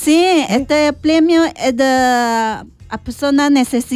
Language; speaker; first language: Spanish; non-native, learner; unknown